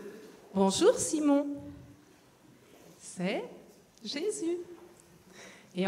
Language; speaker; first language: French; native; French